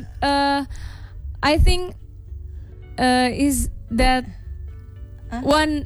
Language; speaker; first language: English; non-native, learner; Indonesian